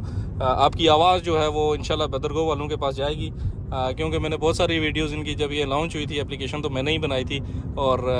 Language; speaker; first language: Hindi; native; Hindi